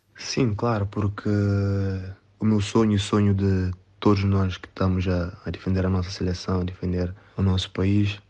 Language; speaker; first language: Portuguese; non-native, local second language; Kabuverdianu